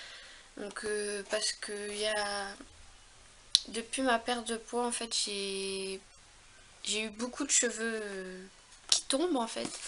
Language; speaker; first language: French; native; French